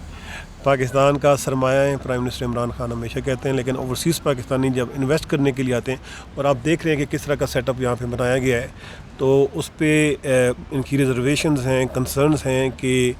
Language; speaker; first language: Urdu; native; Urdu